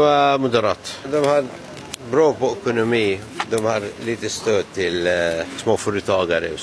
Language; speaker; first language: Swedish; non-native, learner; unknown